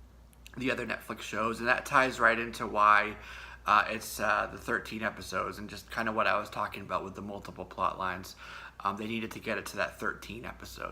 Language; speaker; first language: English; native; English